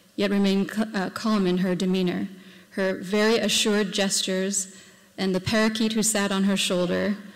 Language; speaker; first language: English; native; English